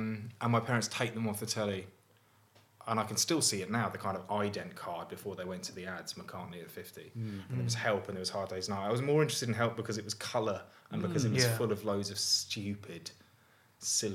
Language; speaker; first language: English; native; English